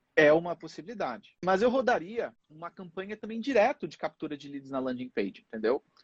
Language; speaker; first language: Portuguese; native; Portuguese